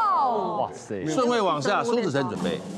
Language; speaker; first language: Chinese; native; Chinese